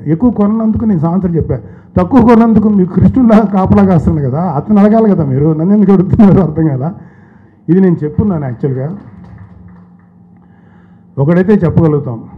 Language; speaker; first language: Telugu; native; Telugu